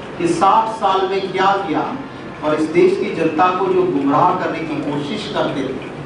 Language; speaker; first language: Hindi; non-native, local second language; Gujarati